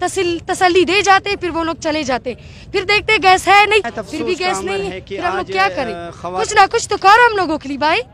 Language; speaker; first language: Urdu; non-native, local second language; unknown